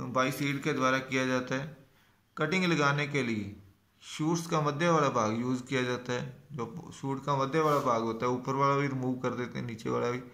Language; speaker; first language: Hindi; non-native, local second language; Punjabi